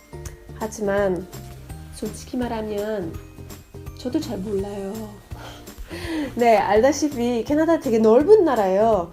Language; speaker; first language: Korean; non-native, fluent; French